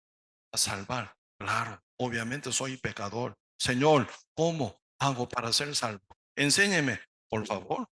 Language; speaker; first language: Spanish; non-native, learner; Korean